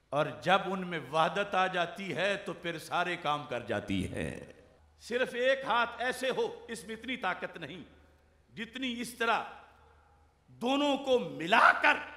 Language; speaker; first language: Urdu; native; Urdu